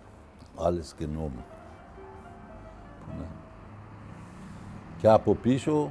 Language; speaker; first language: Greek; non-native, learner; Persian